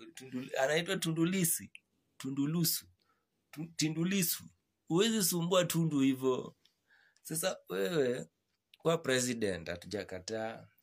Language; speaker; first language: Swahili; native; Swahili